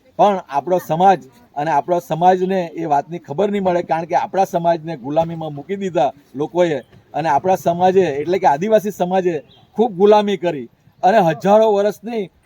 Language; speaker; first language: Gujarati; native; Gujarati